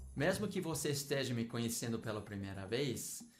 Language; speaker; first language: Portuguese; non-native, fluent; English